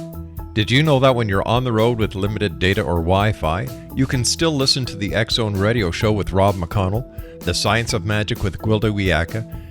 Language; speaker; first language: English; native; English